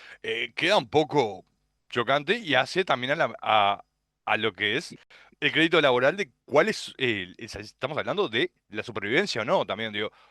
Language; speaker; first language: Spanish; native; Spanish